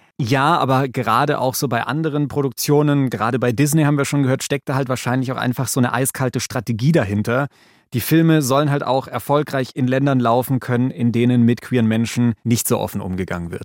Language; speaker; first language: German; native; German